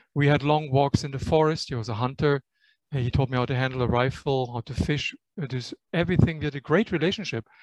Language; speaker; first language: English; non-native, fluent; German